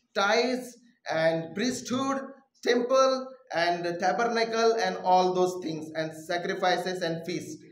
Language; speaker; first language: English; non-native, local second language; Marathi